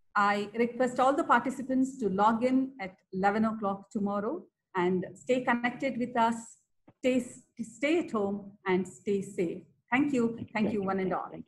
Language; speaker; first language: English; non-native, local second language; Kannada